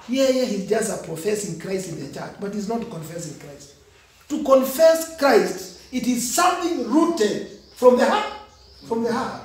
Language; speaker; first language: English; non-native, local second language; Swahili